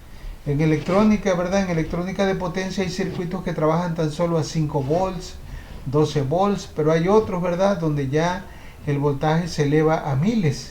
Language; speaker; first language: Spanish; native; Spanish